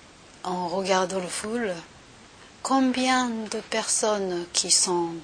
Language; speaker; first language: French; non-native, learner; Japanese